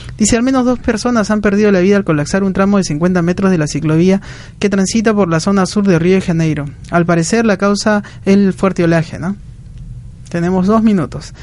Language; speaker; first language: Spanish; native; Spanish